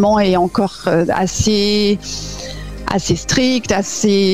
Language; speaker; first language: French; native; French